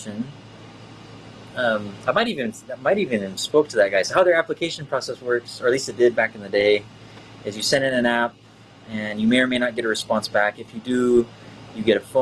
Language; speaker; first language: English; native; English